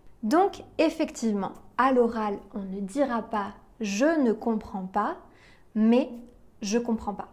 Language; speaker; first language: French; native; French